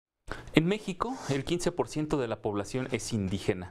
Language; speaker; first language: Spanish; native; Spanish